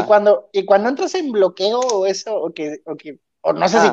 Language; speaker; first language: Spanish; native; Spanish